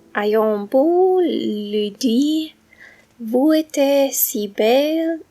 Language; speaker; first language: French; non-native, learner; English